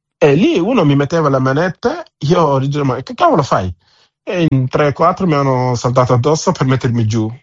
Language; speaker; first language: Italian; non-native, fluent; Wolof